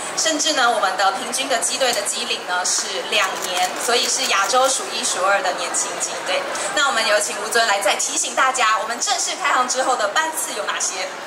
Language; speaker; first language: Chinese; native; Chinese